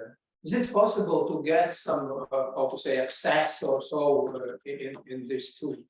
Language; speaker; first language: English; non-native, learner; Latvian